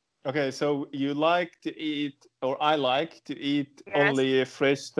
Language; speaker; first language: English; non-native, fluent; Arabic